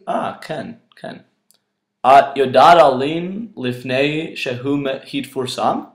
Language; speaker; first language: Hebrew; non-native, learner; English